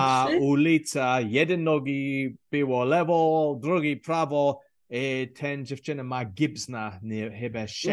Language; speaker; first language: Polish; non-native, learner; English